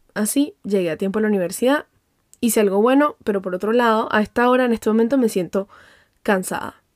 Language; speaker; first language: Spanish; native; Spanish